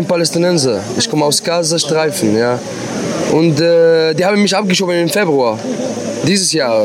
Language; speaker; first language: German; non-native, fluent; Arabic